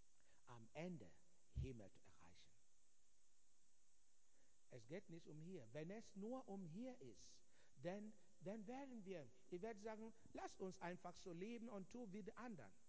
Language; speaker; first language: German; non-native, fluent; Igbo